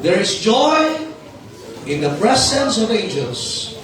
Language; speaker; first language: English; non-native, local second language; Filipino